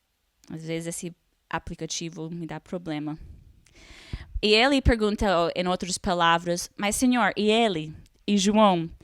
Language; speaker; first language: Portuguese; non-native, fluent; English